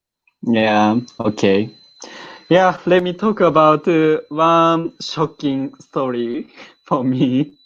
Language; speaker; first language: English; non-native, learner; Japanese